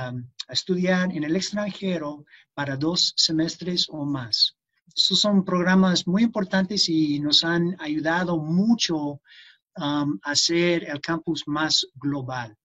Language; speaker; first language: Spanish; non-native, fluent; English